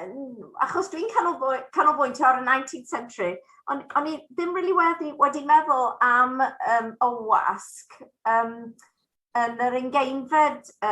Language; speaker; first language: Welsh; non-native, fluent; English